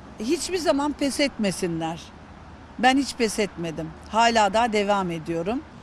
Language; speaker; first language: Turkish; native; Turkish